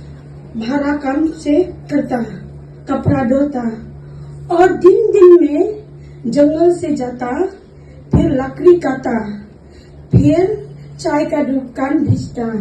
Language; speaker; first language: Hindi; non-native, local second language; Khasi